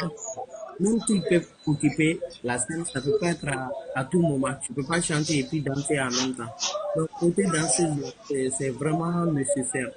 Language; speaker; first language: French; non-native, local second language; Bambara